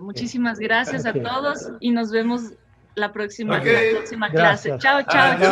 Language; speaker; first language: Spanish; native; Spanish